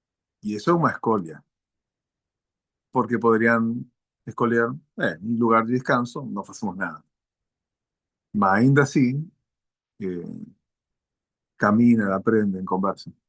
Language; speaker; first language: Portuguese; non-native, learner; Spanish